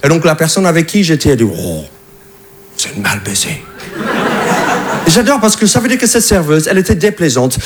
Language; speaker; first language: French; non-native, fluent; English